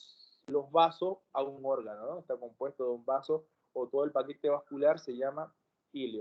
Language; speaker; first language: Spanish; native; Spanish